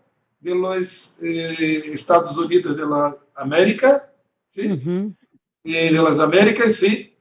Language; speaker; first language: Spanish; non-native, learner; Portuguese